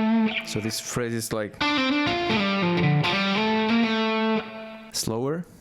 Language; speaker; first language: English; non-native, fluent; Portuguese